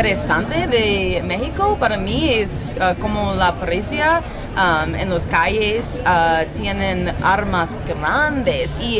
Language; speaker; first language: Spanish; non-native, learner; English